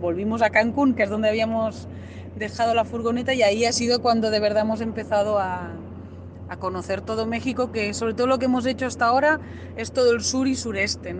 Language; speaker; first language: Spanish; native; Spanish